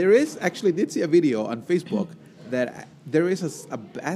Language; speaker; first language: English; non-native, fluent; Spanish